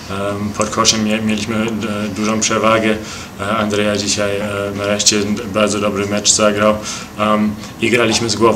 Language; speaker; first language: Polish; early bilingual, heritage; Polish